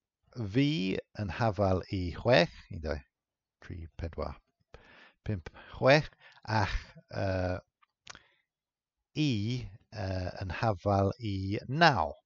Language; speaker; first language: Welsh; non-native, fluent; English